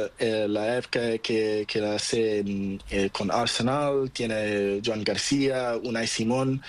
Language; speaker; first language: Spanish; non-native, learner; Portuguese